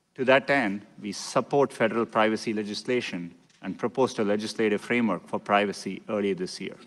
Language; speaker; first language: English; non-native, local second language; Tamil